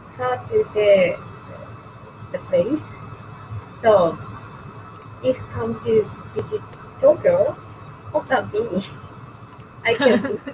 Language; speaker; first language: English; non-native, learner; Japanese